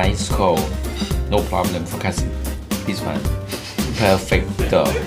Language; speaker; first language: English; non-native, learner; Thai